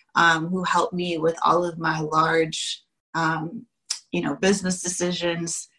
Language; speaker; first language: English; native; English